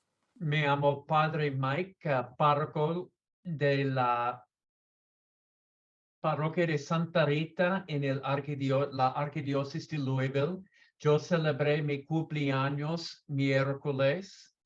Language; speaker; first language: Spanish; non-native, learner; English